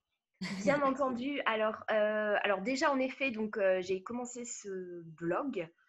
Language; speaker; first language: French; native; French